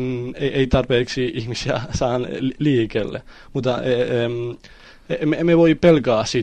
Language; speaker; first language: Finnish; non-native, learner; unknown